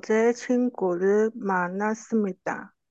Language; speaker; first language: Korean; non-native, learner; Chinese